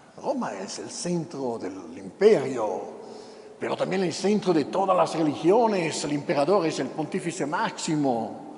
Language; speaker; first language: Spanish; non-native, fluent; Italian